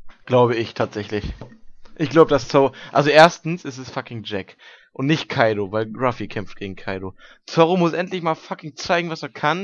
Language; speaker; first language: German; native; German